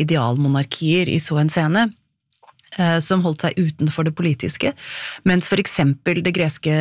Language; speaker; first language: Norwegian; native; Norwegian